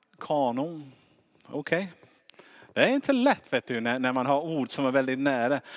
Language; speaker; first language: Swedish; non-native, fluent; English